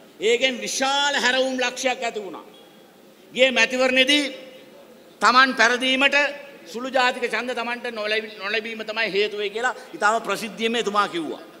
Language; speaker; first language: Sinhala; non-native, local second language; Tamil